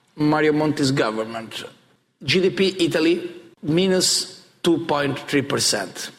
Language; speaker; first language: English; non-native, learner; Italian